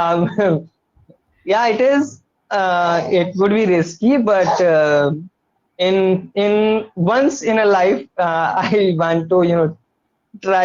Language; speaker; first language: English; non-native, learner; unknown